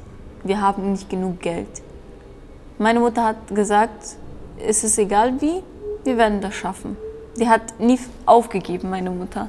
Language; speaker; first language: German; early bilingual, other home language; Persian